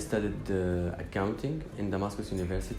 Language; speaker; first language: English; non-native, learner; Arabic